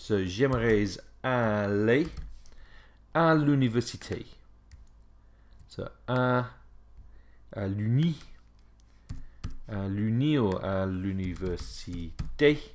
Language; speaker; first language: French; non-native, fluent; English